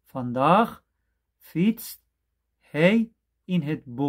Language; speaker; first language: Dutch; non-native, fluent; Persian